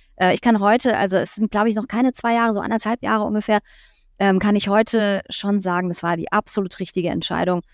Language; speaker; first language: German; native; German